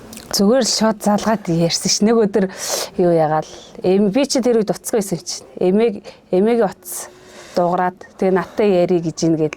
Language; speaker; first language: Mongolian; native; Mongolian